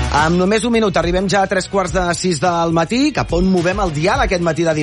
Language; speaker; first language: Catalan; native; Catalan